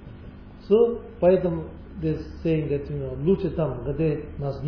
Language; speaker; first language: Russian; non-native, learner; Tibetan